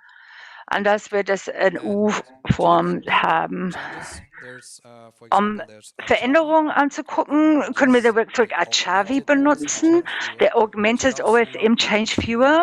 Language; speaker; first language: German; non-native, learner; English